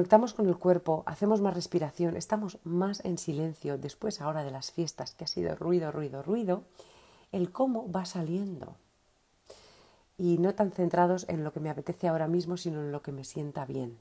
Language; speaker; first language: Spanish; native; Spanish